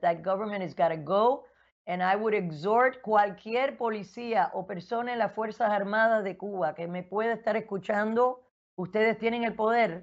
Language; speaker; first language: Spanish; early bilingual, heritage; Spanish